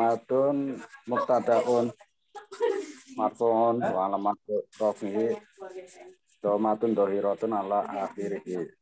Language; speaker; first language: Arabic; non-native, learner; Indonesian